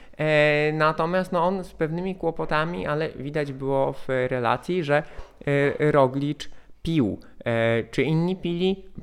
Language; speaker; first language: Polish; native; Polish